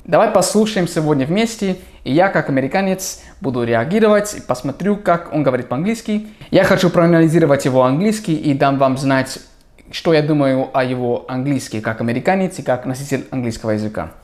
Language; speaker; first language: Russian; non-native, fluent; English